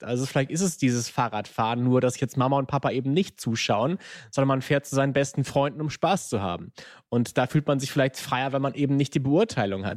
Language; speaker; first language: German; native; German